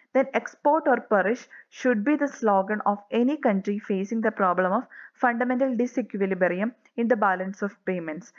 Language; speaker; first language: English; non-native, local second language; Malayalam